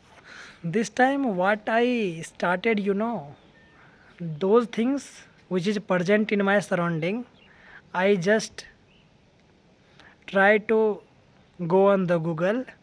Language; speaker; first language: English; non-native, learner; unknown